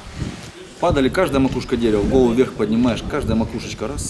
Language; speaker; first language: Russian; native; Russian